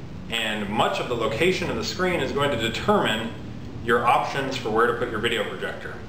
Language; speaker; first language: English; native; English